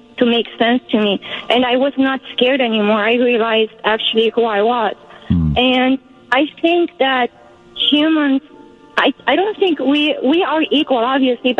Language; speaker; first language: English; non-native, fluent; Romanian